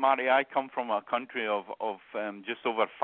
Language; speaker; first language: English; native; English